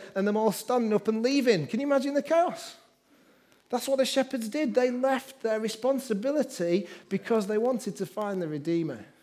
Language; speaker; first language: English; native; English